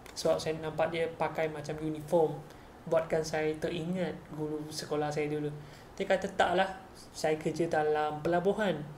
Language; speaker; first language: Malay; non-native, local second language; Chinese